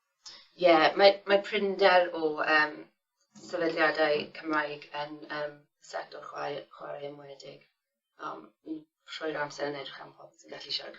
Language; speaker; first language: Welsh; non-native, local second language; English